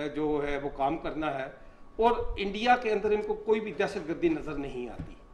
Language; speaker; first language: Urdu; native; Urdu